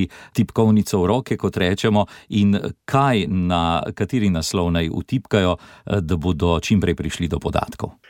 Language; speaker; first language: Slovenian; native; Slovenian